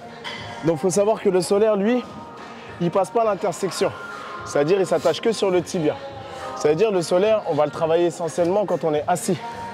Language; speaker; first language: French; native; French